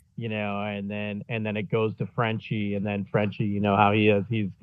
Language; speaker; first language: English; native; English